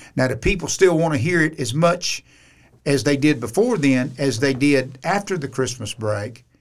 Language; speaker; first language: English; native; English